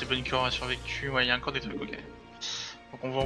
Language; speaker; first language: French; native; French